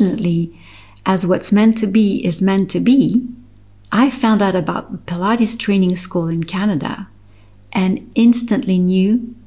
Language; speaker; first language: English; non-native, fluent; French